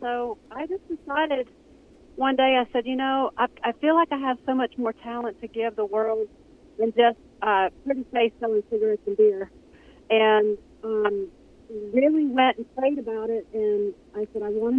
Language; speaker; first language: English; native; English